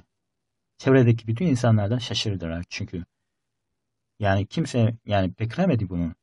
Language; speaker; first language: Turkish; non-native, fluent; Korean